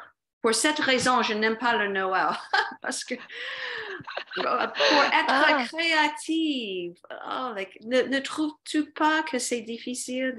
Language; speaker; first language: French; non-native, fluent; English